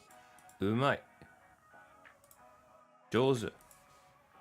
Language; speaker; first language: Japanese; non-native, learner; English